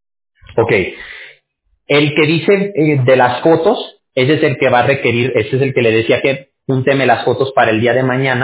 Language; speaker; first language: Spanish; native; Spanish